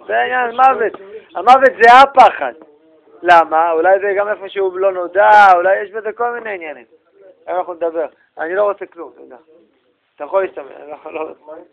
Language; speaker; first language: Hebrew; native; Hebrew